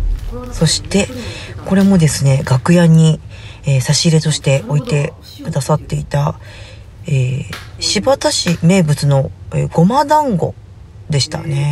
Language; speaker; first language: Japanese; native; Japanese